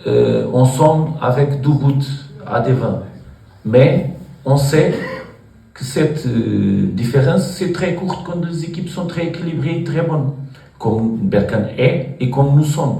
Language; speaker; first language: French; non-native, learner; Portuguese